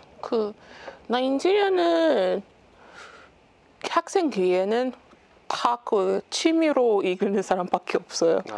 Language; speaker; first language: Korean; non-native, learner; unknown